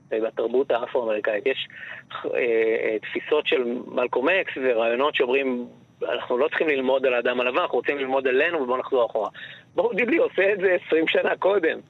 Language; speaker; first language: Hebrew; native; Hebrew